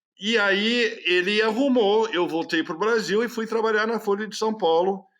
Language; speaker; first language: Portuguese; non-native, fluent; English